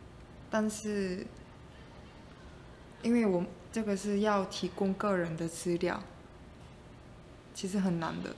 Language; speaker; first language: Chinese; non-native, learner; Korean